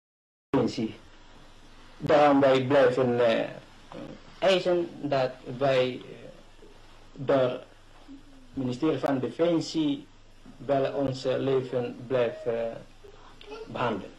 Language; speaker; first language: Dutch; non-native, local second language; Malay